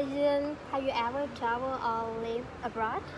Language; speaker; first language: English; non-native, fluent; Vietnamese